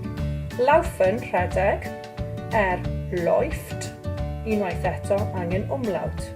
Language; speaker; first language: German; non-native, learner; Welsh